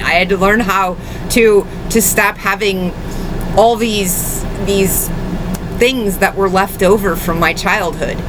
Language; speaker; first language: English; native; English